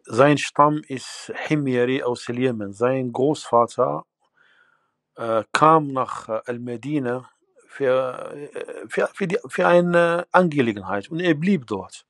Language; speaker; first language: German; non-native, fluent; Arabic